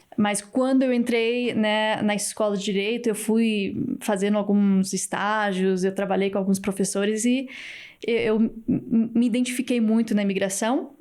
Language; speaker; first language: Portuguese; early bilingual, heritage; Portuguese